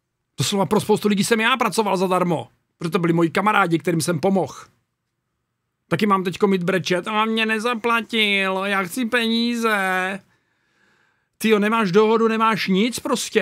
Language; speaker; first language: Czech; native; Czech